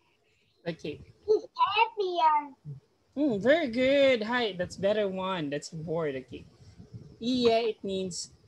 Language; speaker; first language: English; non-native, fluent; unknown